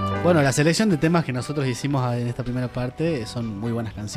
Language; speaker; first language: Spanish; native; Spanish